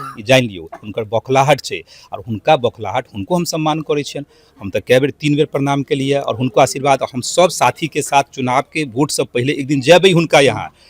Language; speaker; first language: Maithili; native; Maithili